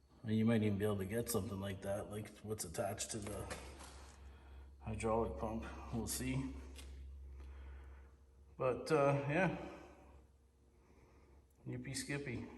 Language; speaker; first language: English; native; English